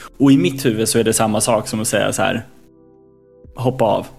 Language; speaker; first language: Swedish; native; Swedish